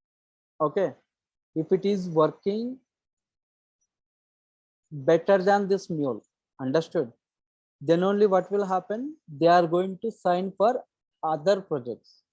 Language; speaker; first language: English; non-native, local second language; Telugu